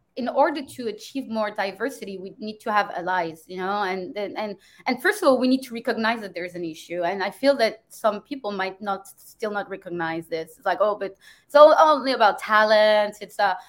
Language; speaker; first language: English; non-native, fluent; French